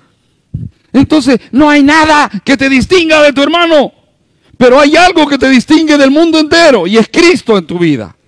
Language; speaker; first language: Spanish; native; Spanish